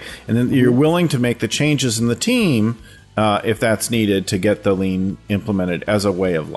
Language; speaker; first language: English; native; English